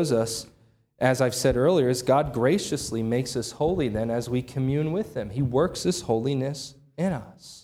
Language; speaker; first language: English; native; English